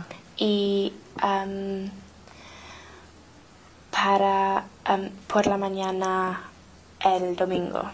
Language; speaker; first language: Spanish; non-native, learner; English